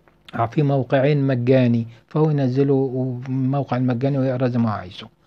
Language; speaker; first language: Arabic; native; Arabic